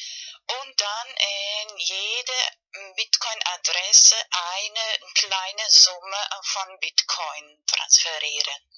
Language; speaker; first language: German; non-native, fluent; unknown